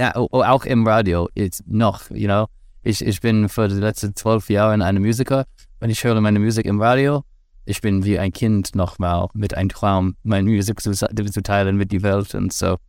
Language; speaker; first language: German; non-native, learner; English